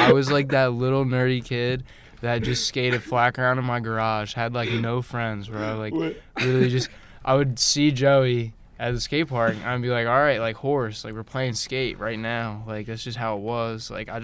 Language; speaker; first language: English; native; English